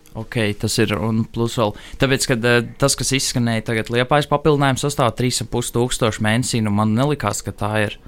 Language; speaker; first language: Latvian; native; Latvian